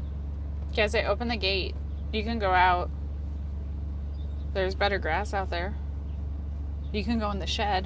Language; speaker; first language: English; native; English